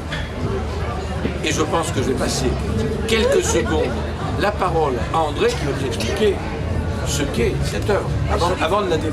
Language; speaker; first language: French; native; French